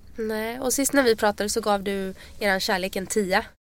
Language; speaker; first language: Swedish; native; Swedish